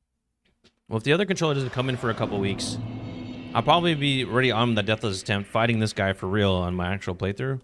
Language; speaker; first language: English; native; English